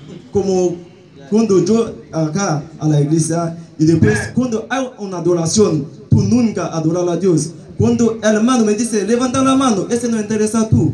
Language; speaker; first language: Spanish; non-native, learner; Haitian Creole